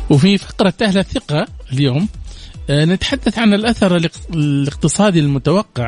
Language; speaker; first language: Arabic; native; Arabic